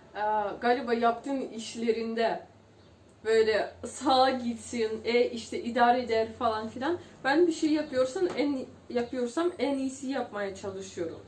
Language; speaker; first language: Turkish; non-native, fluent; Russian